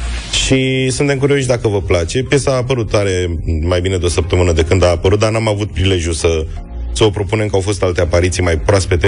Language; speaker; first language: Romanian; native; Romanian